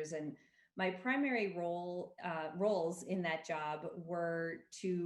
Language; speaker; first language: English; native; English